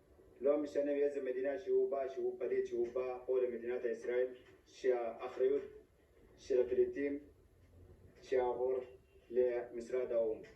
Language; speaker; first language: Hebrew; non-native, fluent; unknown